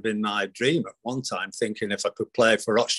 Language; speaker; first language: English; native; English